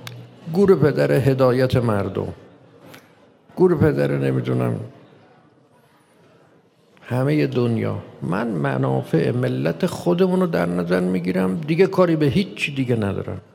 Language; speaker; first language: Persian; native; Persian